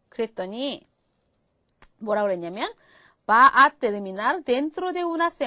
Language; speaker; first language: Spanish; non-native, fluent; Korean